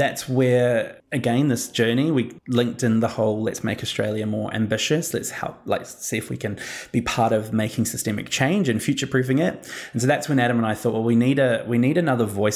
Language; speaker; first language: English; native; English